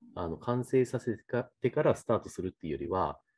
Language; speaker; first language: Japanese; native; Japanese